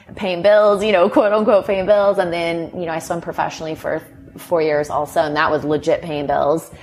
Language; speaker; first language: English; native; English